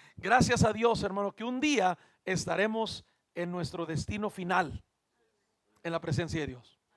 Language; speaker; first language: Spanish; early bilingual, heritage; Spanish